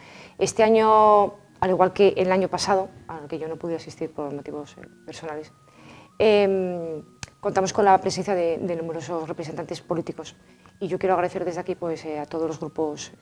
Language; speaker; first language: Spanish; native; Spanish